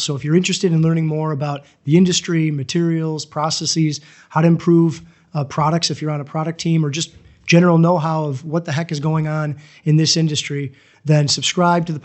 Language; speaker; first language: English; native; English